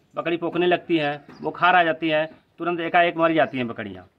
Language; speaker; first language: Hindi; native; Hindi